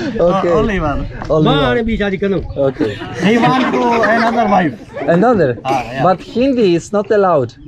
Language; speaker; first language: English; non-native, learner; Polish